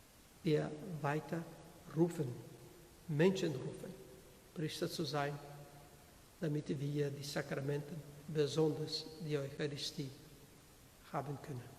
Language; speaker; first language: German; non-native, learner; Portuguese